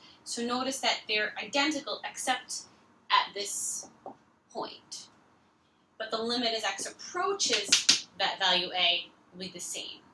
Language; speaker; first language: English; native; English